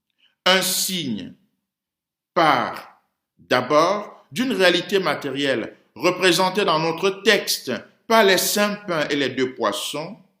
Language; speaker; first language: French; native; French